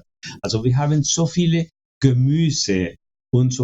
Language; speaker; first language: German; non-native, fluent; Spanish